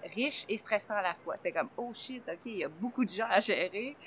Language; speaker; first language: French; native; French